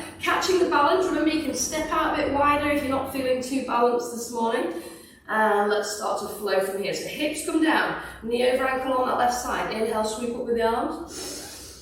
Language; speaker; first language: English; native; English